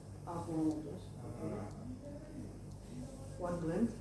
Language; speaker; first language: English; non-native, fluent; Romanian